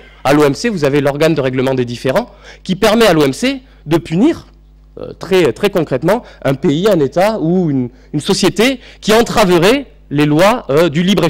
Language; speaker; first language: French; native; French